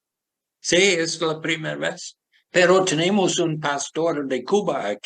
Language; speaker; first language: Spanish; non-native, learner; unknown